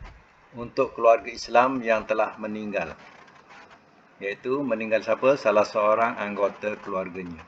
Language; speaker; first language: Malay; native; Malay